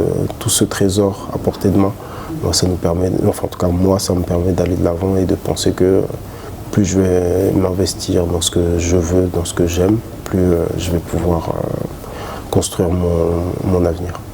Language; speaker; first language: French; early bilingual, other home language; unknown